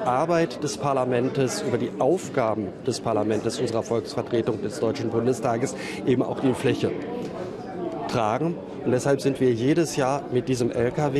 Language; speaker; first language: German; native; German